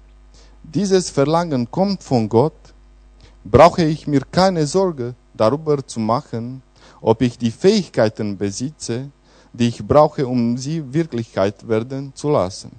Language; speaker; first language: German; non-native, fluent; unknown